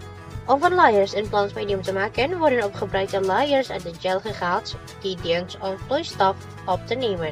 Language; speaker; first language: Dutch; non-native, local second language; Indonesian